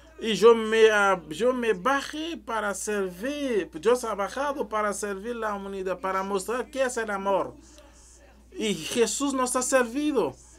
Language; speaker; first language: Spanish; non-native, learner; French